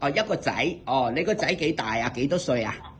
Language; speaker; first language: Cantonese; native; Cantonese